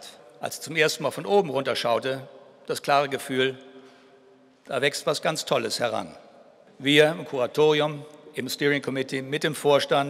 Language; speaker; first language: German; native; German